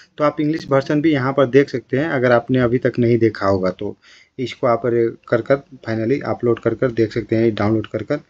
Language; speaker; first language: Hindi; non-native, local second language; Bhojpuri